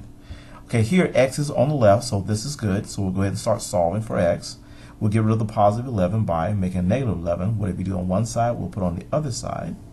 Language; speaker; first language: English; native; English